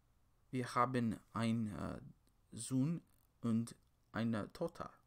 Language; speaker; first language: German; non-native, learner; English